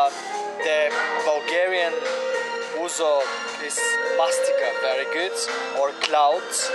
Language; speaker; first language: English; non-native, fluent; Bulgarian